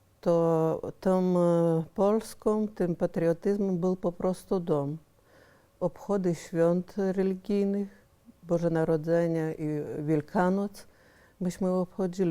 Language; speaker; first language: Polish; early bilingual, heritage; Polish